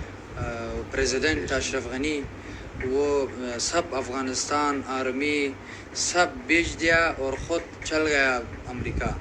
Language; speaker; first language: Hindi; non-native, learner; Persian